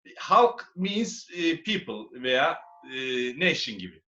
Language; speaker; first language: Turkish; native; Turkish